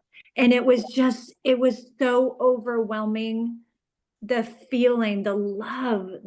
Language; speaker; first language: English; native; English